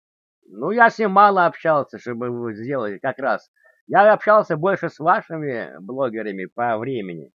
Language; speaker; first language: Russian; native; Russian